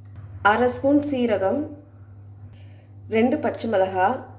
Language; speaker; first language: Tamil; native; Tamil